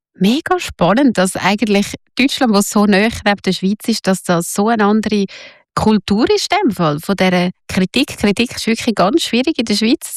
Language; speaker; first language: German; native; German